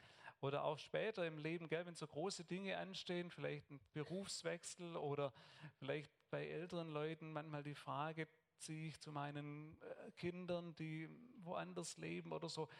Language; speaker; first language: German; native; German